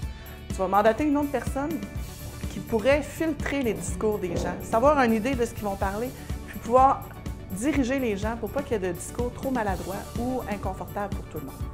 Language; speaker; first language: French; native; French